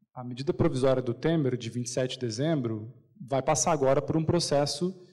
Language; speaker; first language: Portuguese; native; Portuguese